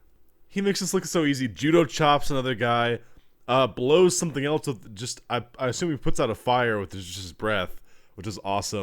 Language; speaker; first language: English; native; English